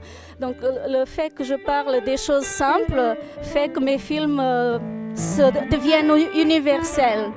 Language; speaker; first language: French; non-native, fluent; Portuguese